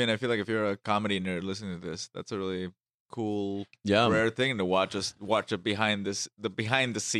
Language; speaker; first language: English; non-native, local second language; Hindi